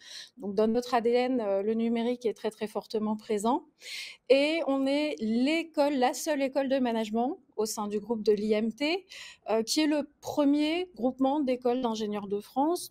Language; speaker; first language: French; native; French